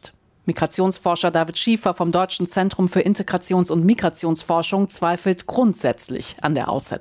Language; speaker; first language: German; native; German